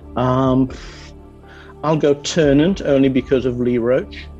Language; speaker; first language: English; native; English